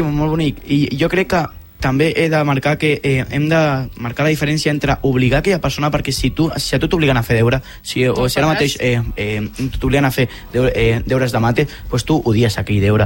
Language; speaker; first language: Catalan; non-native, local second language; Spanish